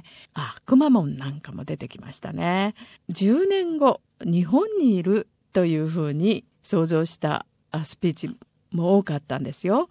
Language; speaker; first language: Japanese; native; Japanese